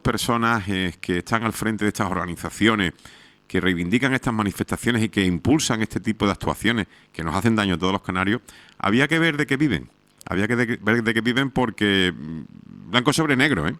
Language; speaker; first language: Spanish; native; Spanish